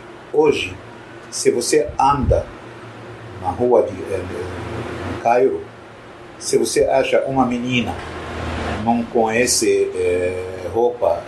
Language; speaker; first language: Portuguese; non-native, fluent; Arabic